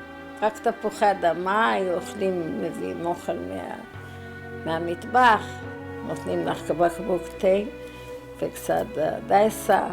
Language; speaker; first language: Hebrew; non-native, fluent; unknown